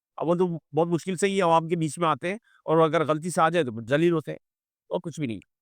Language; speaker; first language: Urdu; native; Urdu